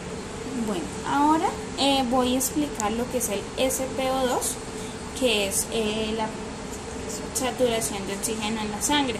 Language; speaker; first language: Spanish; native; Spanish